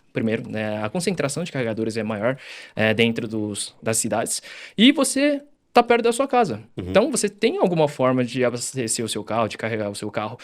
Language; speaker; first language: Portuguese; early bilingual, other home language; Chinese